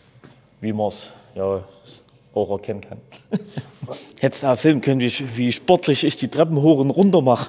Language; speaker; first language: German; native; German